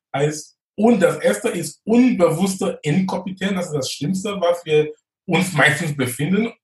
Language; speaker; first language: German; non-native, fluent; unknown